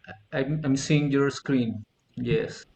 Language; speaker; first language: English; non-native, fluent; Spanish